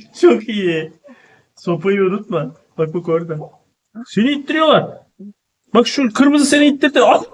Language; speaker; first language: Turkish; native; Turkish